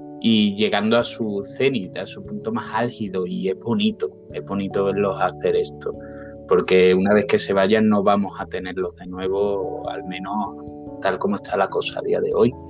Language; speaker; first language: Spanish; native; Spanish